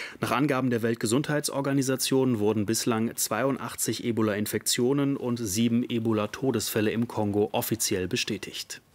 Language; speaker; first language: German; native; German